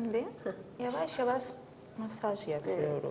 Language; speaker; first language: Turkish; non-native, learner; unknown